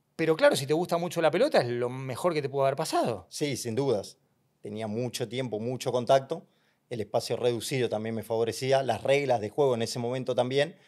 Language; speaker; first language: Spanish; native; Spanish